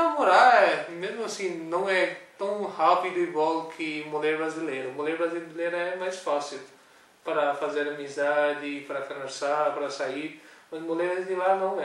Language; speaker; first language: Portuguese; non-native, learner; Urdu